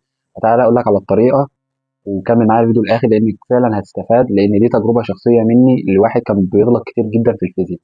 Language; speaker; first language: Arabic; native; Arabic